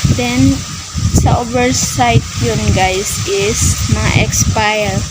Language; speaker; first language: Filipino; non-native, local second language; Cebuano